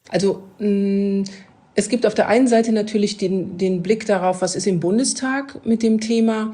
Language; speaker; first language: German; native; German